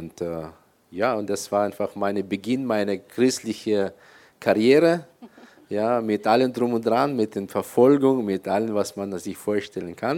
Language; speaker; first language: German; non-native, fluent; Kyrgyz